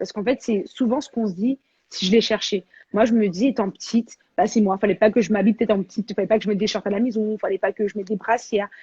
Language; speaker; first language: French; native; French